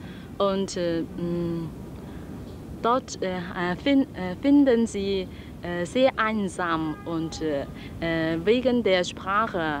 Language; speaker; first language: German; non-native, learner; Chinese